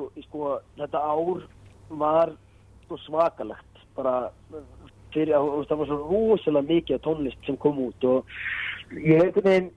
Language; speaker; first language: Icelandic; native; Icelandic